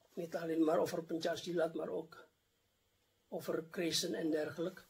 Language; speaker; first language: Dutch; non-native, fluent; Indonesian